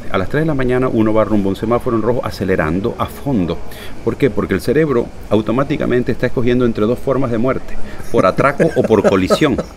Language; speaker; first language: Spanish; native; Spanish